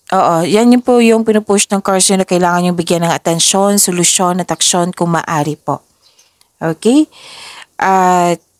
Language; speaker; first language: Filipino; native; Filipino